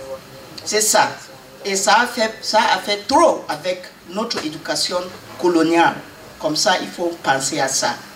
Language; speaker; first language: French; non-native, learner; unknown